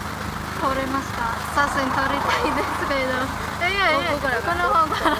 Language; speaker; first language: Japanese; non-native, fluent; Burmese